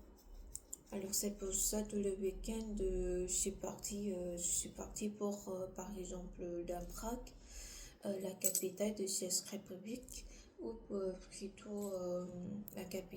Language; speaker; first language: French; non-native, learner; Korean